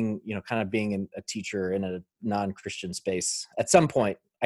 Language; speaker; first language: English; native; English